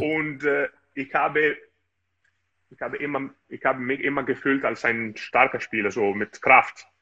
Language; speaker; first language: German; non-native, fluent; Italian